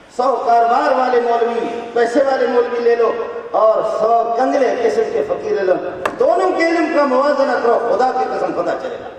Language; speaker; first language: Urdu; non-native, local second language; Brahui